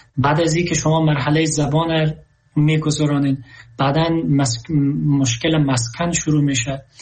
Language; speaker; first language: Persian; native; Persian